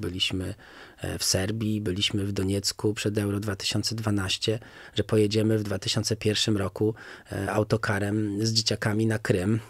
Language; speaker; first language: Polish; native; Polish